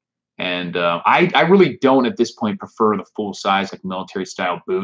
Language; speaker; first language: English; native; English